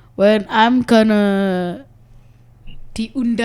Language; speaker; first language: English; non-native, learner; Indonesian